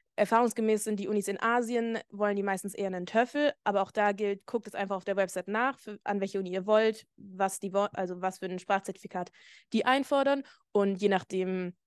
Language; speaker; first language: German; native; German